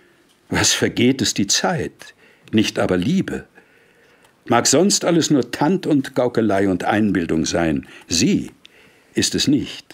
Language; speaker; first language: German; native; German